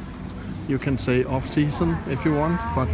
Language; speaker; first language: English; non-native, fluent; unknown